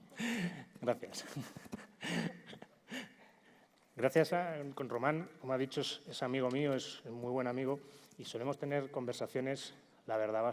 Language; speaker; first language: Spanish; native; Spanish